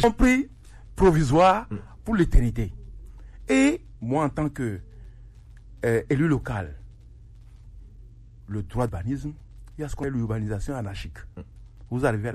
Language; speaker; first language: French; non-native, local second language; Ewe